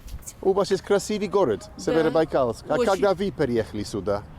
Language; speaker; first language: Russian; non-native, learner; English